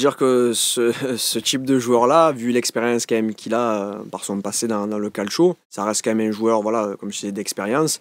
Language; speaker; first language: French; native; French